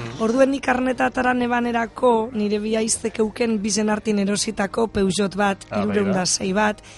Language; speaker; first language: Basque; native; Basque